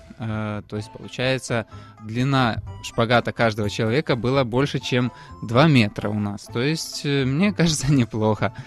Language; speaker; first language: Russian; native; Russian